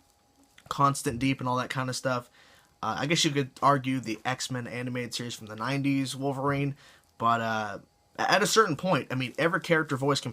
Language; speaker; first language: English; native; English